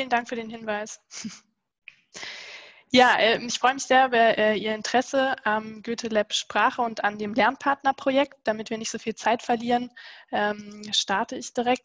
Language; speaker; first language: German; native; German